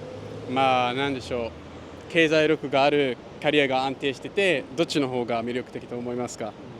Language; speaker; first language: Japanese; non-native, fluent; English